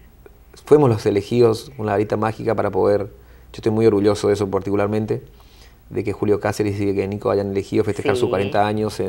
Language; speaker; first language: Spanish; native; Spanish